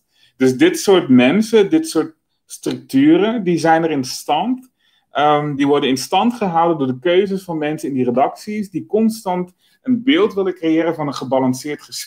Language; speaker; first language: Dutch; native; Dutch